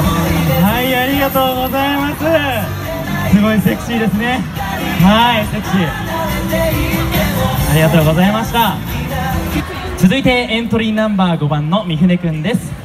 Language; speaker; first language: Japanese; native; Japanese